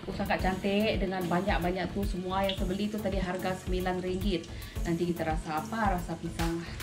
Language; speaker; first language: Malay; native; Malay